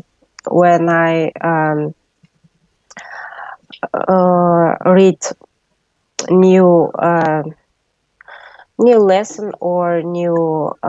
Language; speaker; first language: English; non-native, learner; Russian